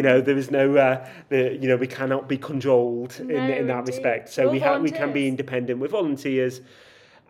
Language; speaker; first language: English; native; English